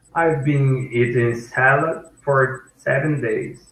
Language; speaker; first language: English; non-native, learner; Portuguese